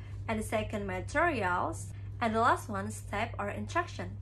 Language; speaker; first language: English; non-native, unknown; Indonesian